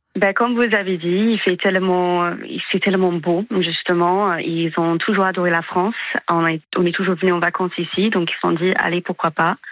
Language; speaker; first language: French; non-native, fluent; English